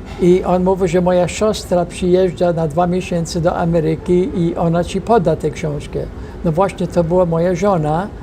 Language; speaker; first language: Polish; non-native, fluent; English